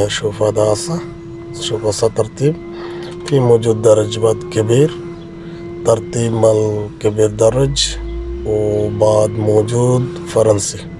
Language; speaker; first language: Arabic; non-native, learner; Bangla